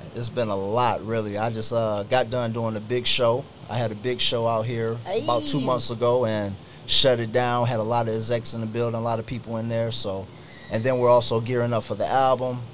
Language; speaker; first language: English; native; English